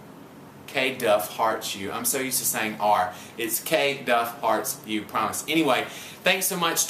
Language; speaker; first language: English; native; English